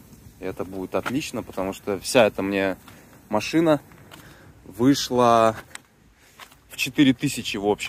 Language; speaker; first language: Russian; native; Russian